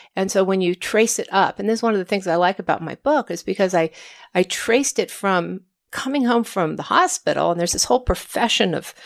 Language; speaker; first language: English; native; English